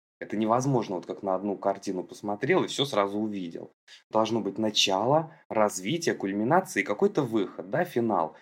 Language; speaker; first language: Russian; native; Russian